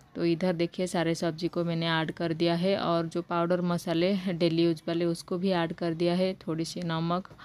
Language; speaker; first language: Hindi; non-native, local second language; Odia